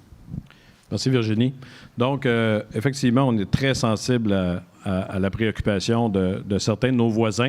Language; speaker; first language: French; native; French